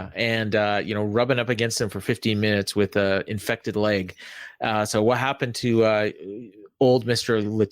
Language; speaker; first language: English; native; English